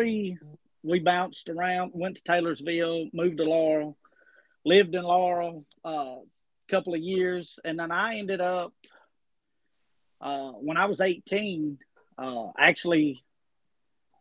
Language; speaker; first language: English; native; English